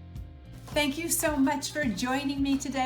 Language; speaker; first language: English; native; English